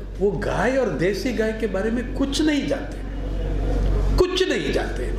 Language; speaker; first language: Hindi; non-native, local second language; Telugu